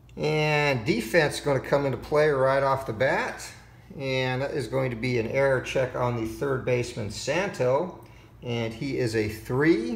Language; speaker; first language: English; native; English